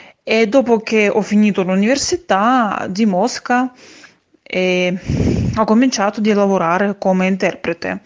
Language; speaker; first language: Italian; non-native, fluent; Russian